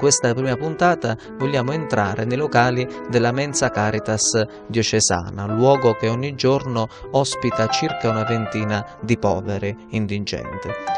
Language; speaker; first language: Italian; native; Italian